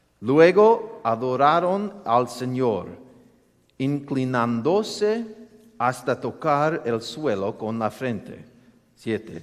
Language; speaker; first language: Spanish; non-native, learner; English